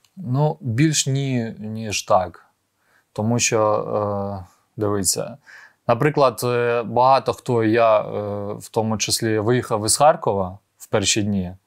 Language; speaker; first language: Ukrainian; non-native, local second language; Russian